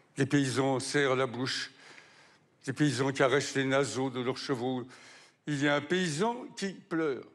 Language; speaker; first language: French; native; French